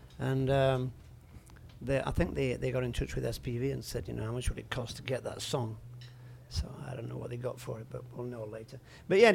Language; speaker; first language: English; native; English